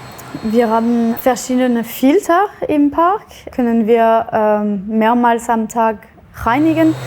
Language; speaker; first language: German; non-native, fluent; French